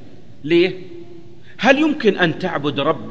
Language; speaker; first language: Arabic; native; Arabic